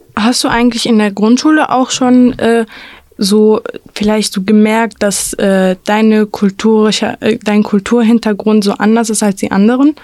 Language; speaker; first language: German; early bilingual, other home language; Arabic